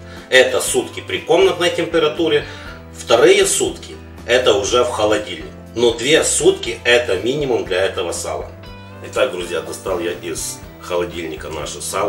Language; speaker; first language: Russian; non-native, local second language; Ukrainian